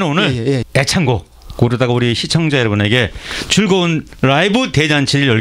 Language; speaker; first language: Korean; native; Korean